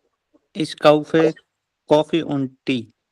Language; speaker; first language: German; non-native, learner; Hindi